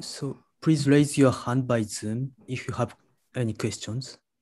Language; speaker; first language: English; non-native, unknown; Japanese